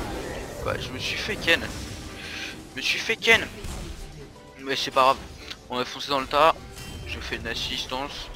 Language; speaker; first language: French; native; French